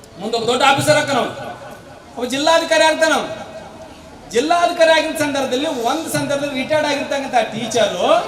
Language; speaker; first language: Kannada; native; Kannada